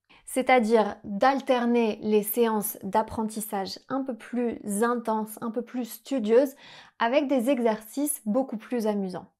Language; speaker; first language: French; native; French